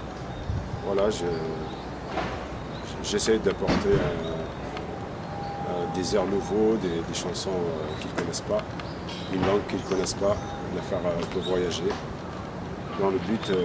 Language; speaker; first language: French; non-native, local second language; Kabyle